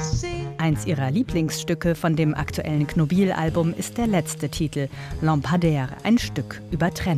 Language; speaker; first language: German; native; German